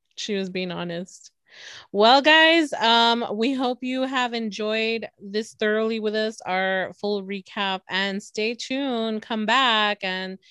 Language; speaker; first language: English; early bilingual, other home language; Spanish